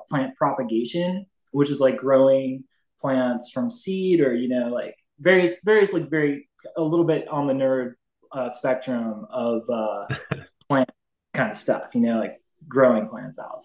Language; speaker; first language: English; native; English